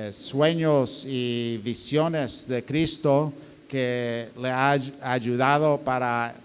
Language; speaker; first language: Spanish; non-native, fluent; English